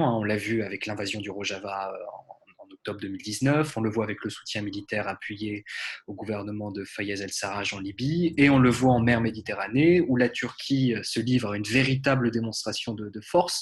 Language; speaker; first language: French; native; French